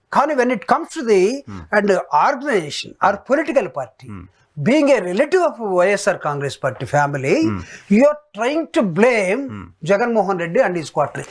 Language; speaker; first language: Telugu; native; Telugu